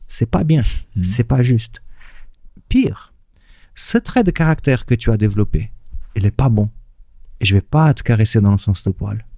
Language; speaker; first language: French; non-native, fluent; Portuguese